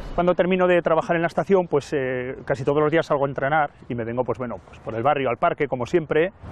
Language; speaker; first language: Spanish; native; Spanish